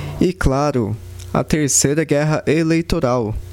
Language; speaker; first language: Portuguese; native; Portuguese